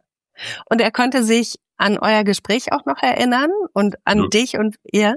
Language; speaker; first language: German; native; German